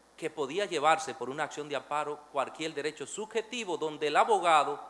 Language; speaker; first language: Spanish; native; Spanish